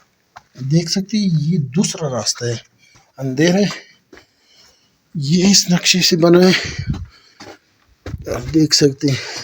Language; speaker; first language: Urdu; non-native, local second language; Pashto